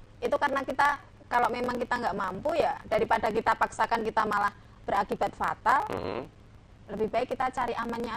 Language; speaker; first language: Indonesian; native; Indonesian